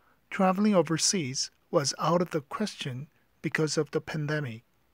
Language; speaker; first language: English; non-native, fluent; Korean